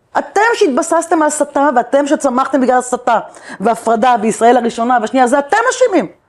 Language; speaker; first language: Hebrew; native; Hebrew